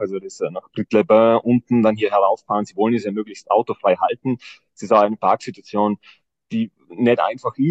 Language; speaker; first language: German; native; German